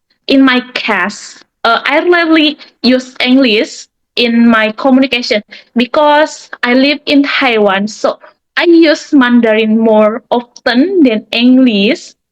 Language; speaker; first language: English; non-native, learner; Indonesian